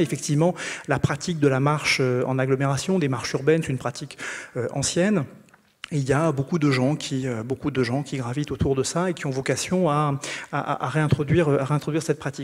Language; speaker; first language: French; native; French